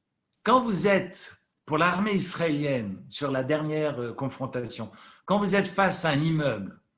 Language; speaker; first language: French; native; French